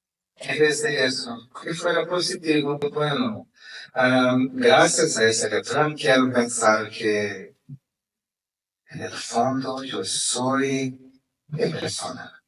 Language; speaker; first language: Spanish; non-native, fluent; Portuguese